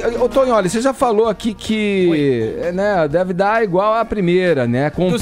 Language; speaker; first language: Portuguese; native; Portuguese